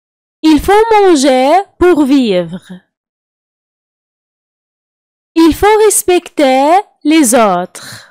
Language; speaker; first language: French; non-native, fluent; Arabic